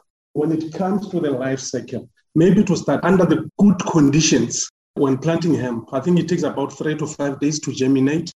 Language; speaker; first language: English; non-native, local second language; Northern Sotho